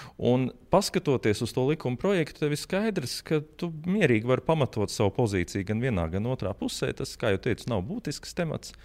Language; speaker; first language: Latvian; native; Latvian